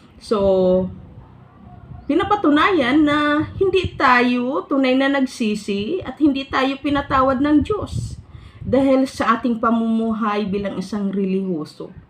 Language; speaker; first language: Filipino; non-native, local second language; Hiligaynon